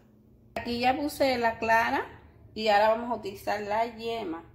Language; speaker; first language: Spanish; native; Spanish